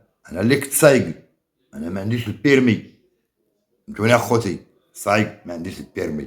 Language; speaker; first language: Arabic; native; Arabic